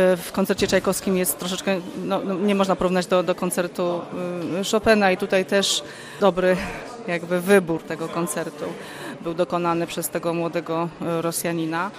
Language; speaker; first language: Polish; native; Polish